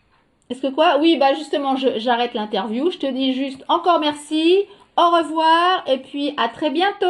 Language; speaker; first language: French; native; French